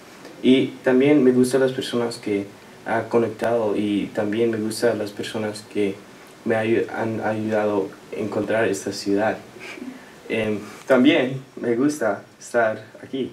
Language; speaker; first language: Spanish; non-native, learner; English